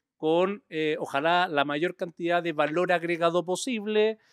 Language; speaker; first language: Spanish; native; Spanish